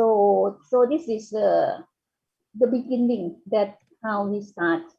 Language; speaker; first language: English; non-native, fluent; Thai